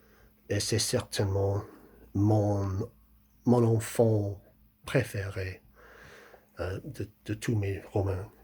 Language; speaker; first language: French; non-native, fluent; English